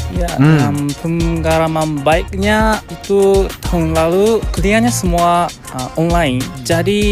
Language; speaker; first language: Indonesian; non-native, learner; Japanese